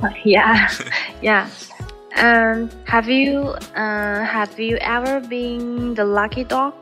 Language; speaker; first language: English; non-native, learner; Chinese